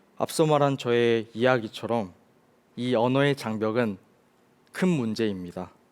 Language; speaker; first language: Korean; early bilingual, other home language; Chinese